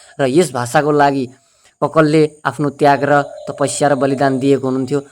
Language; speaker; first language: Nepali; native; Nepali